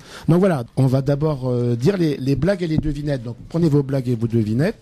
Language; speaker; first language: French; native; French